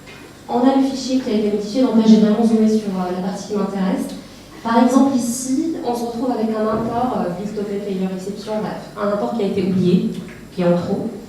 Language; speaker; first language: French; native; French